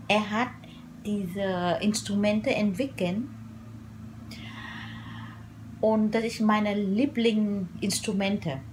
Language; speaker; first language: German; non-native, learner; Vietnamese